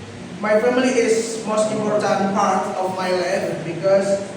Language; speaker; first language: English; non-native, learner; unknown